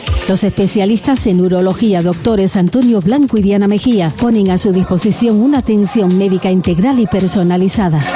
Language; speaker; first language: Spanish; native; Spanish